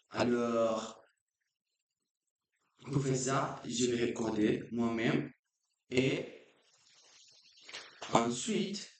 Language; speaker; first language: French; non-native, learner; Portuguese